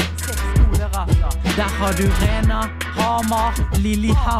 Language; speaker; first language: Norwegian; native; Norwegian